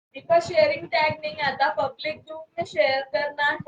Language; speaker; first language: Hindi; non-native, local second language; Marathi